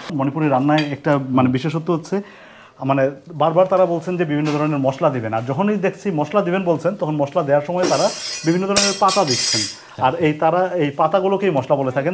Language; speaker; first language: Bangla; native; Bangla